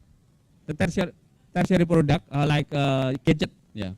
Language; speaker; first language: English; non-native, fluent; Indonesian